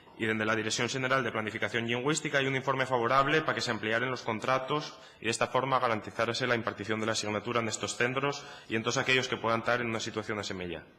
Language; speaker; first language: Asturian; non-native, local second language; Spanish